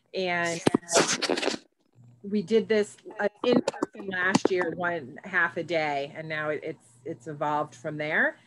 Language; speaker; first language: English; native; English